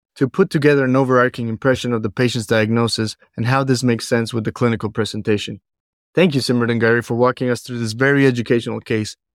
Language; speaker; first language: English; non-native, fluent; Spanish